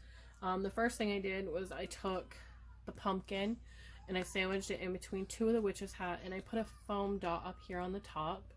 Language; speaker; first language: English; native; English